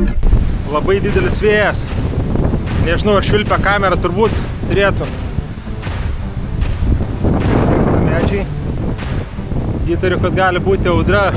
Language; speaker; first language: Lithuanian; native; Lithuanian